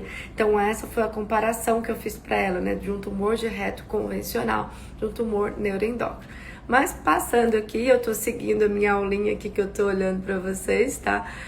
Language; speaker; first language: Portuguese; native; Portuguese